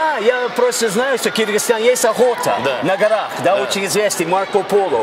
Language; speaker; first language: Russian; non-native, fluent; English